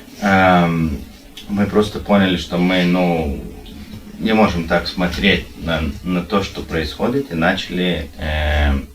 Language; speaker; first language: Russian; non-native, learner; Lithuanian